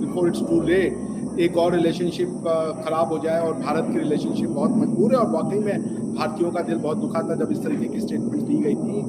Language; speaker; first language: Hindi; native; Hindi